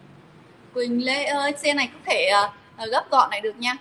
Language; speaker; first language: Vietnamese; native; Vietnamese